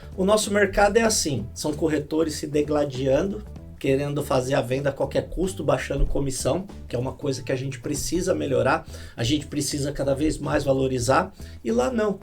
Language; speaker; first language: Portuguese; native; Portuguese